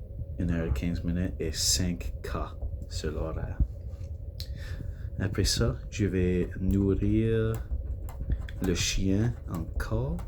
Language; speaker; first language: French; non-native, local second language; English